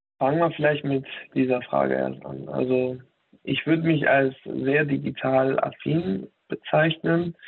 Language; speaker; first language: German; native; German